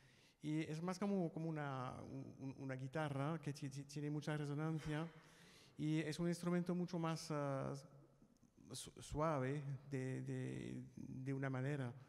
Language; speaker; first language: Spanish; non-native, fluent; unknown